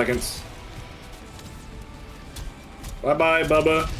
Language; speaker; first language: English; native; English